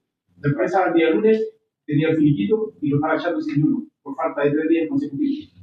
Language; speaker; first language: Spanish; native; Spanish